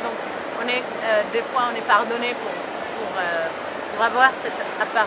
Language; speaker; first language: French; early bilingual, heritage; French